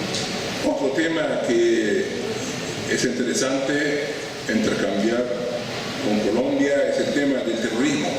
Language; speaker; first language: Spanish; non-native, fluent; Arabic